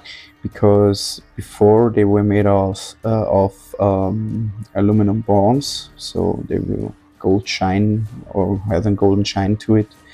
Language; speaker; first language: English; non-native, fluent; German